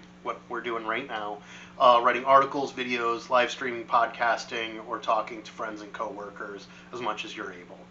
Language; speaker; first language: English; native; English